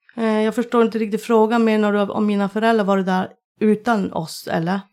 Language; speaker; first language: Swedish; early bilingual, other home language; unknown